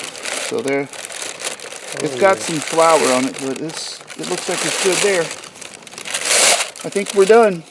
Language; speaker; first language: English; native; English